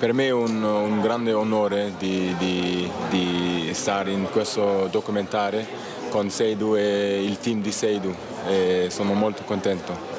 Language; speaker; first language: Italian; non-native, learner; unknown